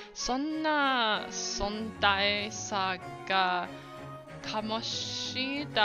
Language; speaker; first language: Japanese; non-native, learner; English